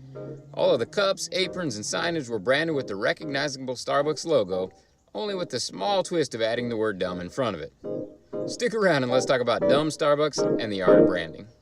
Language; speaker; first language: English; native; English